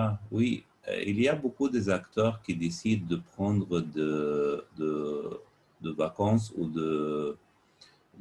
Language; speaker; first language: French; non-native, fluent; Arabic